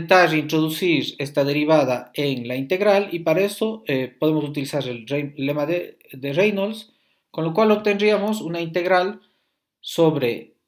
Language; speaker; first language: Spanish; native; Spanish